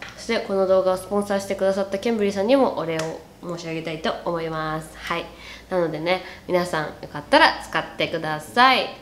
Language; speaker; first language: Japanese; native; Japanese